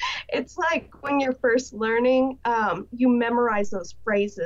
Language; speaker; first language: English; native; English